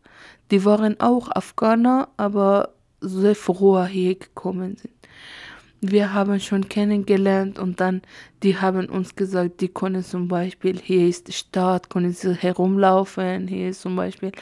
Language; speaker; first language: German; non-native, learner; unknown